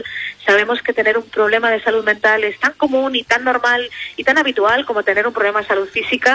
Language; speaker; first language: Spanish; native; Spanish